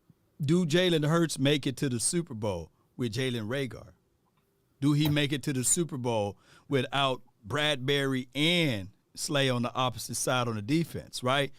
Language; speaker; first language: English; native; English